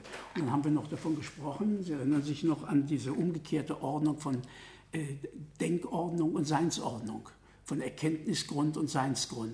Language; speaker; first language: German; native; German